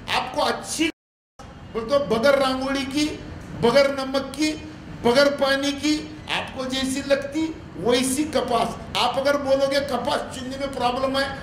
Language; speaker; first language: Hindi; non-native, local second language; Marathi